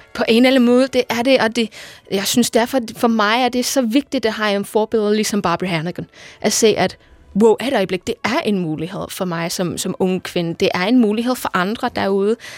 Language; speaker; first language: Danish; non-native, fluent; English